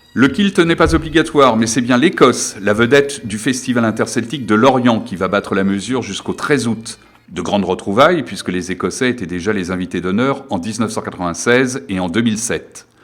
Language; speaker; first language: French; native; French